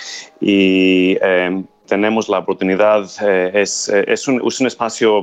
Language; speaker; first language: Spanish; non-native, fluent; Greek